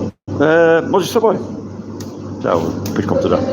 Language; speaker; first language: Russian; non-native, learner; English